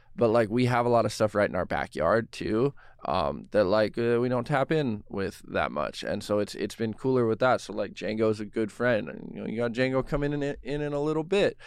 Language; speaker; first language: English; native; English